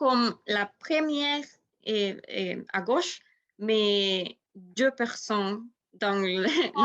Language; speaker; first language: French; non-native, learner; Spanish